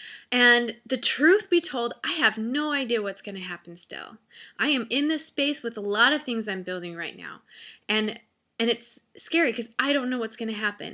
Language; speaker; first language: English; native; English